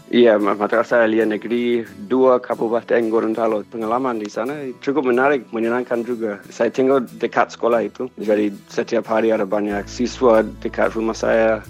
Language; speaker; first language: Indonesian; non-native, fluent; English